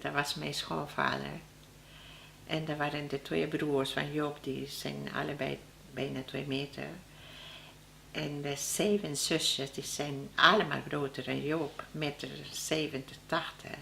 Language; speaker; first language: Dutch; non-native, learner; Spanish